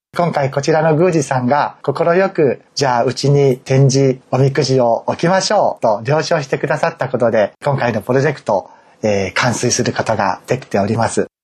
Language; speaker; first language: Japanese; native; Japanese